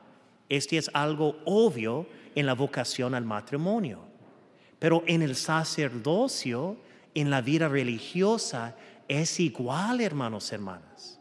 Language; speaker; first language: Spanish; early bilingual, heritage; English